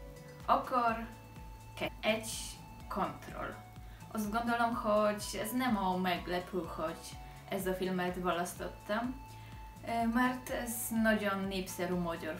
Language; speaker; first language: Hungarian; non-native, learner; Polish